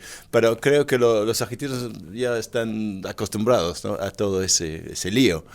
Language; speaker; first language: Spanish; non-native, fluent; English